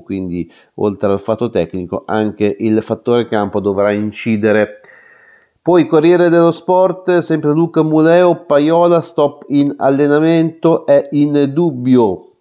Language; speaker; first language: Italian; native; Italian